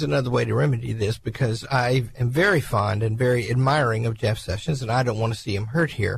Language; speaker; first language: English; native; English